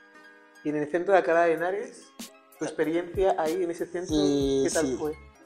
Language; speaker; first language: Spanish; native; Spanish